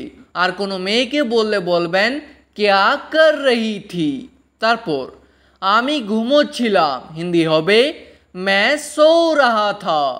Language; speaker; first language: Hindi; non-native, local second language; Bangla